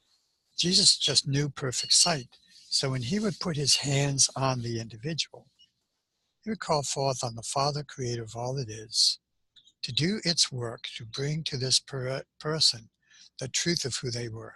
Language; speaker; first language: English; native; English